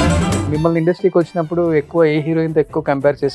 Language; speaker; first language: Telugu; native; Telugu